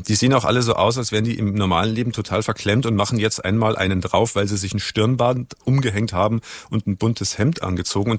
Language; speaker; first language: German; native; German